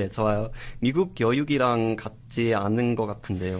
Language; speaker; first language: Korean; non-native, learner; English